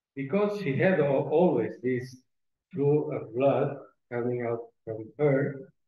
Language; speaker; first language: English; non-native, fluent; Portuguese